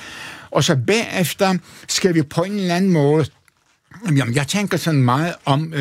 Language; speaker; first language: Danish; non-native, fluent; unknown